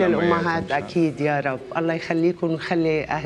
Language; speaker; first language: Arabic; native; Arabic